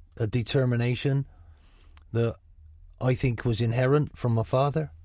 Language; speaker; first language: English; native; English